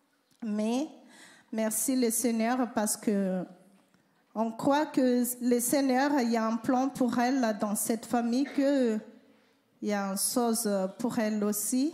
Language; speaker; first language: French; non-native, learner; Malagasy